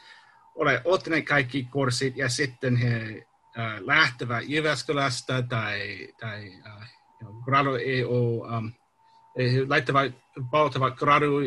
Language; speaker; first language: Finnish; non-native, learner; English